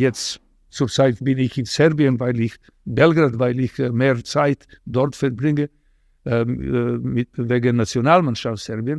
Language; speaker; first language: German; non-native, fluent; Serbian